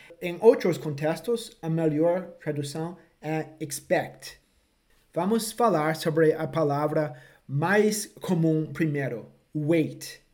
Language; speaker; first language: Portuguese; non-native, fluent; English